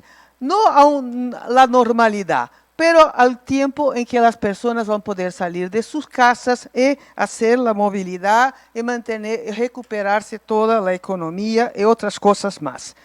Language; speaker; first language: Spanish; non-native, local second language; Portuguese